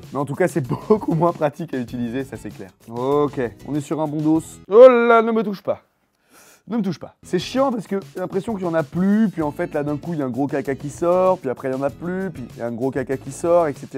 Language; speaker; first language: French; native; French